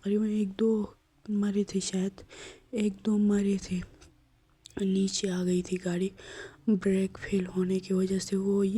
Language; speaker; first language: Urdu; non-native, local second language; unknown